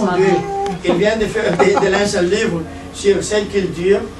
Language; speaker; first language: French; non-native, learner; Spanish